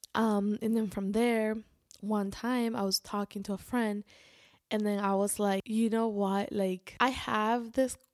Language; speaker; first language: English; non-native, fluent; Spanish